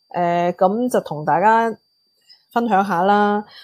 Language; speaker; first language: Cantonese; early bilingual, heritage; Cantonese